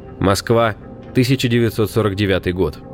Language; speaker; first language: Russian; native; Russian